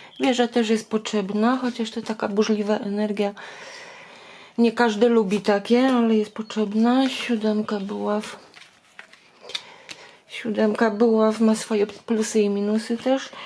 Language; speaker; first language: Polish; native; Polish